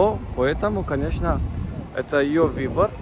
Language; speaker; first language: Russian; non-native, learner; Turkish